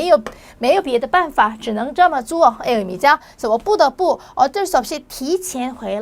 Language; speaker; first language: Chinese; non-native, fluent; Korean